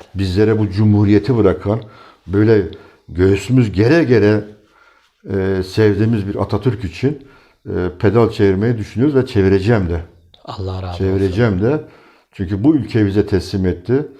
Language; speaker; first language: Turkish; native; Turkish